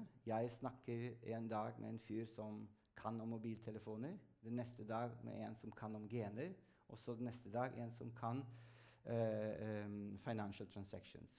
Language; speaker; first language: Norwegian; non-native, fluent; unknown